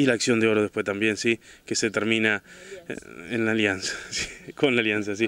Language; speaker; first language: Spanish; native; Spanish